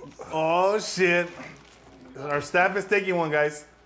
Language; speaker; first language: English; early bilingual, other home language; Spanish